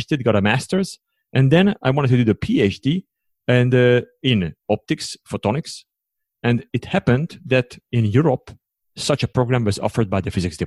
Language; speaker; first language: English; non-native, fluent; Hungarian